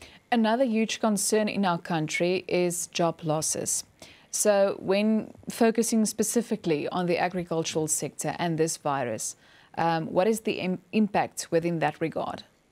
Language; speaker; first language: English; non-native, local second language; Afrikaans